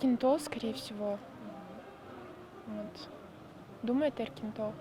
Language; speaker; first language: Russian; non-native, local second language; Kyrgyz